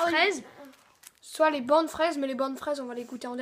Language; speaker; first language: French; native; French